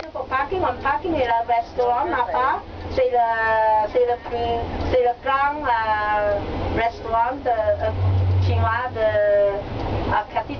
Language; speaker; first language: French; non-native, learner; Cantonese